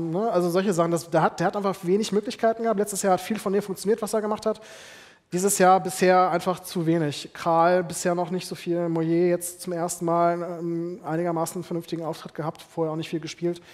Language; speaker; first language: German; native; German